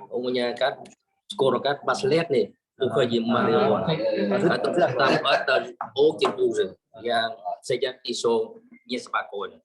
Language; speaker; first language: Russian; non-native, learner; Vietnamese